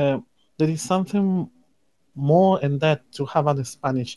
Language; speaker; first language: English; non-native, learner; Spanish